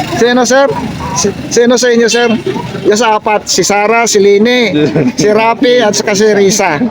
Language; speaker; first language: Filipino; native; Filipino